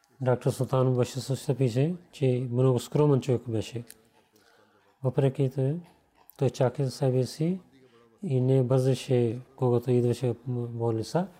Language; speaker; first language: Bulgarian; non-native, learner; Urdu